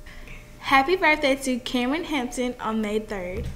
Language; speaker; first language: English; native; English